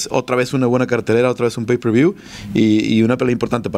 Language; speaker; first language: Spanish; native; Spanish